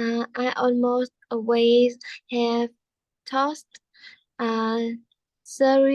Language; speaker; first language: English; non-native, learner; Vietnamese